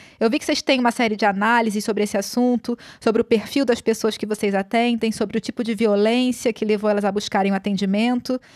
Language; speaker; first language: Portuguese; native; Portuguese